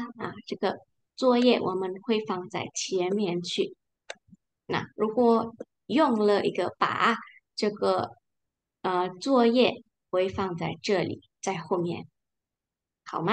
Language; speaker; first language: Chinese; non-native, fluent; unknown